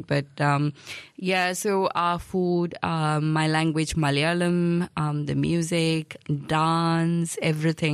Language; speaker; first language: English; non-native, local second language; Malayalam